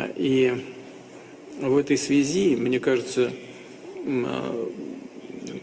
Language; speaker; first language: Russian; native; Russian